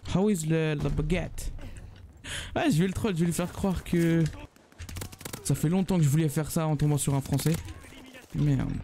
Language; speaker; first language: French; native; French